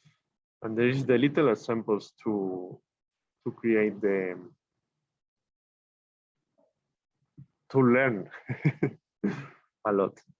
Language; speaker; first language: English; non-native, learner; Spanish